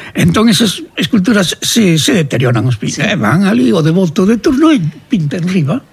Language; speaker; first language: Galician; native; Galician